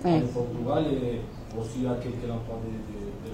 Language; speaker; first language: French; non-native, learner; Spanish